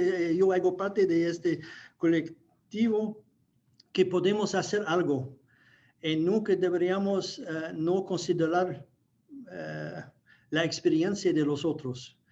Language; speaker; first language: Spanish; non-native, fluent; English